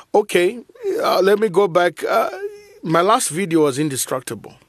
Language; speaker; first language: English; non-native, local second language; Shona